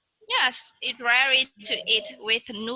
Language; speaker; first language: English; non-native, learner; Vietnamese